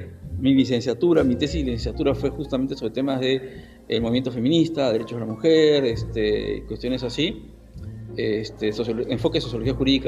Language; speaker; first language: Spanish; native; Spanish